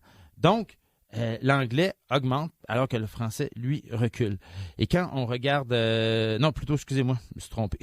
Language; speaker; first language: French; native; French